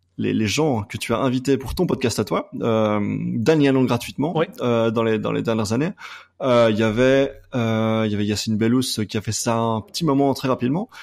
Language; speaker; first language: French; native; French